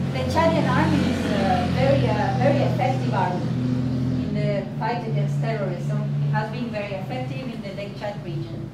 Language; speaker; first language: English; non-native, fluent; Spanish